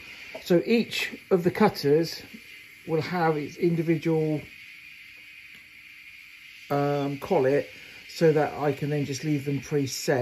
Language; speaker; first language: English; native; English